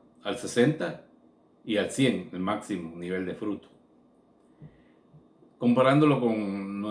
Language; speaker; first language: Spanish; native; Spanish